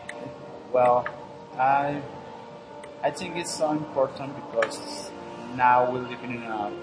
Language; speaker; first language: English; non-native, learner; Spanish